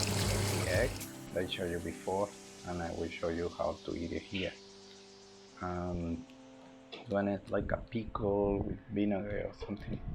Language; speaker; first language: English; non-native, learner; Spanish